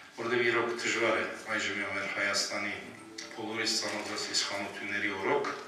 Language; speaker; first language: Armenian; early bilingual, heritage; Armenian